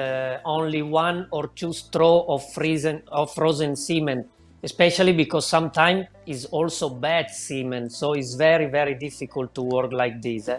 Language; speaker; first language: English; non-native, learner; Italian